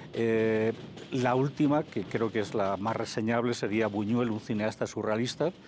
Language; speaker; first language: Spanish; native; Spanish